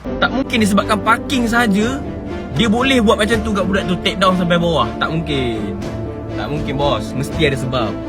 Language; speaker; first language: Malay; native; Malay